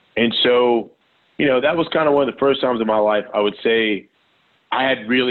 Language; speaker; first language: English; native; English